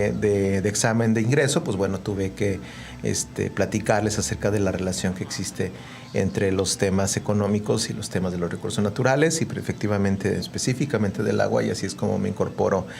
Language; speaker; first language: Spanish; native; Spanish